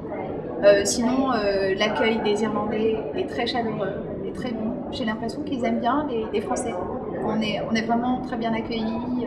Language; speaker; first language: French; native; French